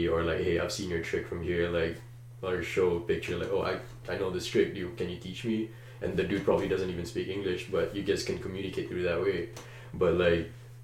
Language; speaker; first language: English; non-native, local second language; Malay